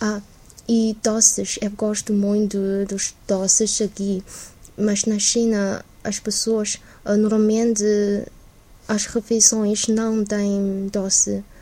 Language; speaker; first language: Portuguese; non-native, learner; Chinese